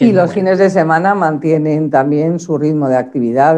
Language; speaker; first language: Spanish; native; Spanish